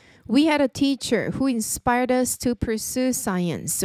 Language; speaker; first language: English; non-native, fluent; Korean